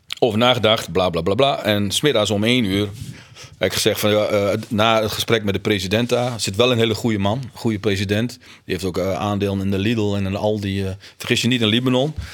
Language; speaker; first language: Dutch; native; Dutch